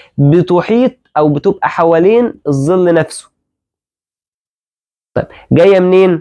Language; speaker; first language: Arabic; native; Arabic